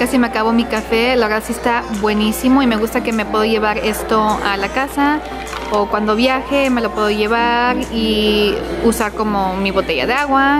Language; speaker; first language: Spanish; early bilingual, other home language; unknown